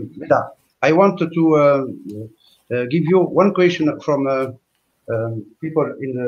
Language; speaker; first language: English; non-native, learner; French